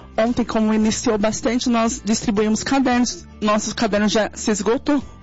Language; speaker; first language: Portuguese; native; Portuguese